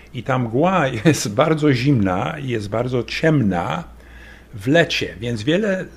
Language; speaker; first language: Polish; early bilingual, other home language; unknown